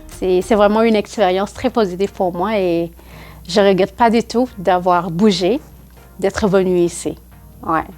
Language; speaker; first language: French; non-native, local second language; Wolof